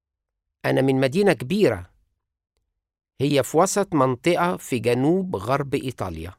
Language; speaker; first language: Arabic; non-native, fluent; Italian